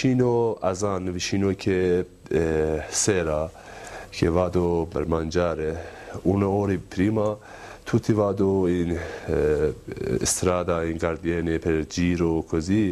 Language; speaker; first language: Italian; non-native, learner; Persian